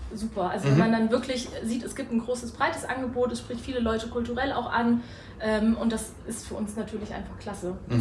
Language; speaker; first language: German; native; German